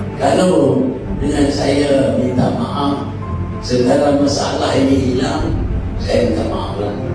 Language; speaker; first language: Malay; native; Malay